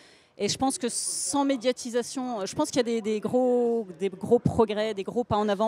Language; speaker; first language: French; native; French